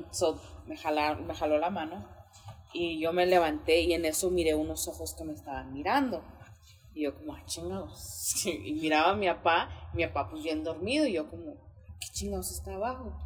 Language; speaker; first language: Spanish; early bilingual, heritage; Spanish